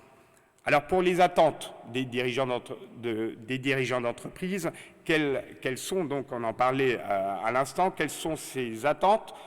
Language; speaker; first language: French; native; French